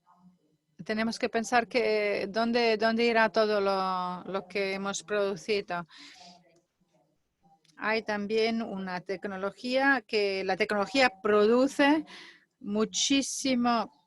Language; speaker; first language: Spanish; non-native, fluent; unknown